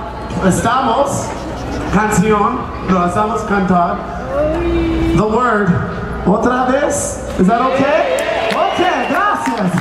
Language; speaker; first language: Spanish; non-native, learner; English